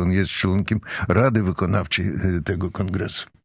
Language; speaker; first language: Polish; non-native, fluent; Russian